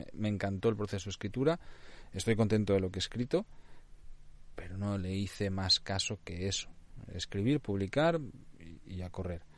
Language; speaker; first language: Spanish; non-native, local second language; Catalan